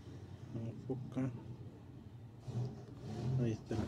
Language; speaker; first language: Spanish; native; Spanish